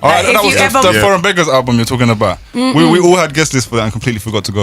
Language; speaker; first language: English; native; English